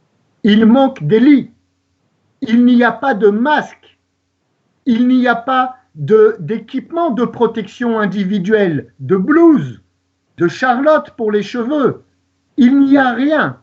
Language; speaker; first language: French; native; French